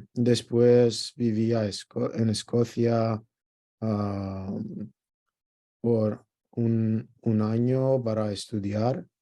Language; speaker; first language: Spanish; non-native, learner; Greek